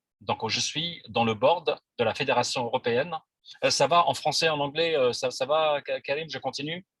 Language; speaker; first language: French; non-native, local second language; Arabic